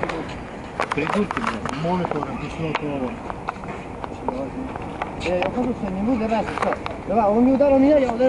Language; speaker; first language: Russian; native; Russian